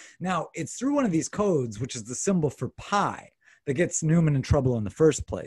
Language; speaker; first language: English; native; English